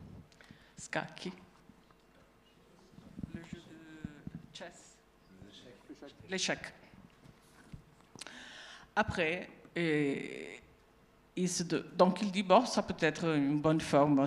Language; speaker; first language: French; non-native, fluent; Italian